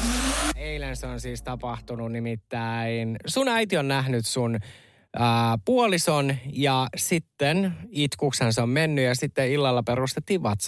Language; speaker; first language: Finnish; native; Finnish